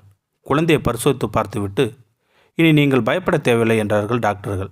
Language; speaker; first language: Tamil; native; Tamil